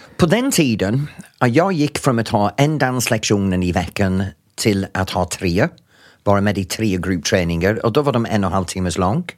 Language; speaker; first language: Swedish; non-native, fluent; English